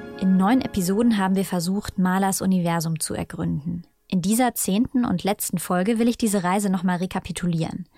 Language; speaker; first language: German; native; German